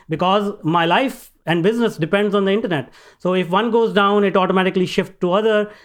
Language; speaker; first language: English; non-native, local second language; Hindi